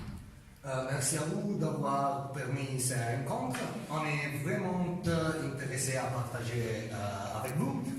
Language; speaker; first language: French; non-native, learner; Italian